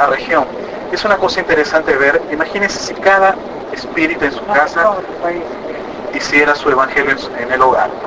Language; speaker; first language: Spanish; native; Spanish